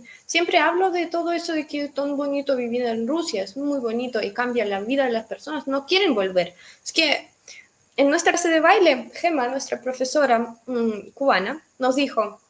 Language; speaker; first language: Spanish; non-native, fluent; Russian